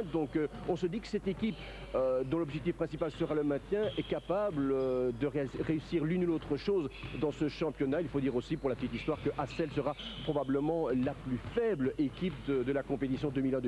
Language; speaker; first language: French; native; French